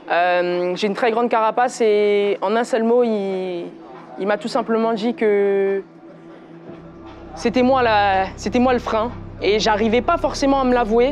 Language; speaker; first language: French; native; French